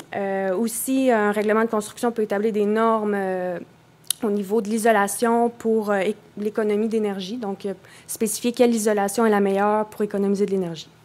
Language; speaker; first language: French; native; French